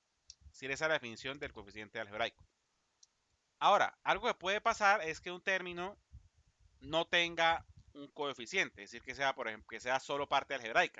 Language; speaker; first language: Spanish; native; Spanish